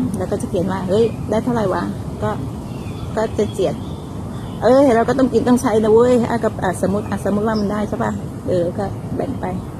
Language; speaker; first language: Thai; non-native, local second language; Northern Khmer